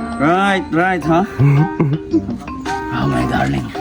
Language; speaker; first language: English; non-native, local second language; Filipino